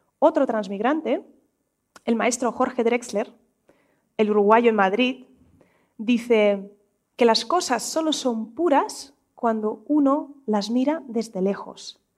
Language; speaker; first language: Spanish; non-native, fluent; Russian